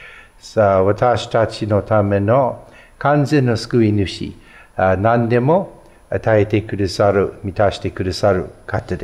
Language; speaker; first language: Japanese; non-native, fluent; English